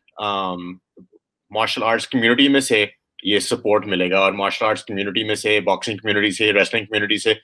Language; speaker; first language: Urdu; early bilingual, heritage; Urdu